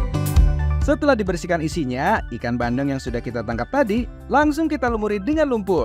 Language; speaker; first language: Indonesian; native; Indonesian